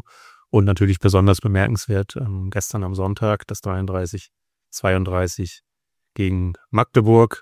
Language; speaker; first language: German; native; German